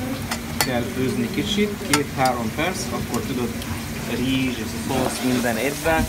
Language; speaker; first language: Hungarian; non-native, learner; Arabic